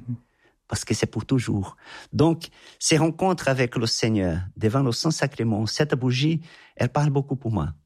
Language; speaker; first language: French; non-native, fluent; Portuguese